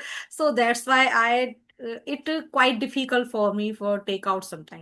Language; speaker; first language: English; non-native, learner; Hindi